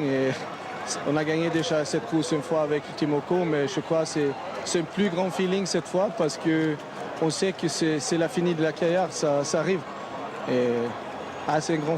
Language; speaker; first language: French; non-native, learner; Swedish